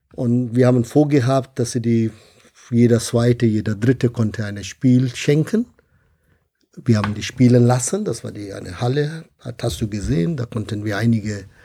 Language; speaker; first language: German; non-native, fluent; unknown